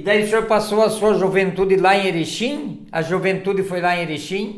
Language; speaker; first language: Portuguese; native; Portuguese